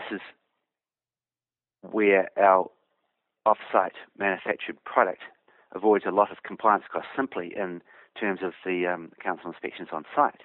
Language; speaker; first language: English; native; English